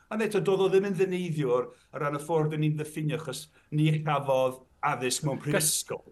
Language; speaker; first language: Welsh; non-native, fluent; English